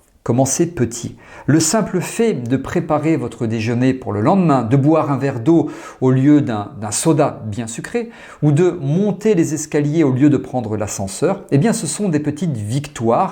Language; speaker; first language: French; native; French